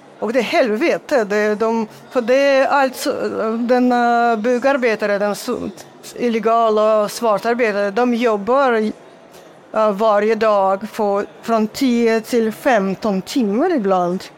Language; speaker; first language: Swedish; non-native, fluent; Russian